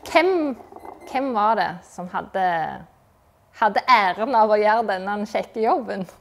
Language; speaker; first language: Norwegian; native; Norwegian